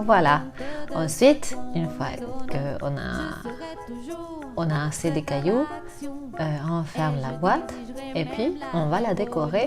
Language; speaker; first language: French; non-native, fluent; Spanish